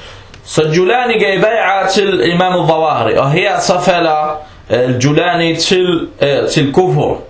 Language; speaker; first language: Danish; early bilingual, other home language; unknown